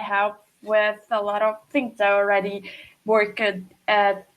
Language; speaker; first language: English; non-native, fluent; Portuguese